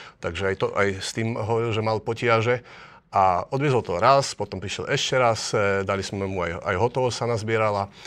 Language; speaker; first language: Slovak; native; Slovak